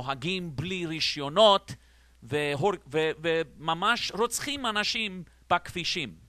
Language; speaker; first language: Hebrew; non-native, fluent; English